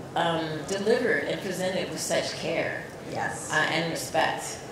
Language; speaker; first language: English; native; English